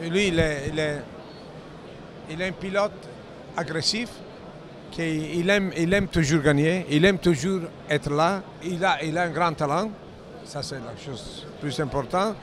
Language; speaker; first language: French; non-native, learner; Italian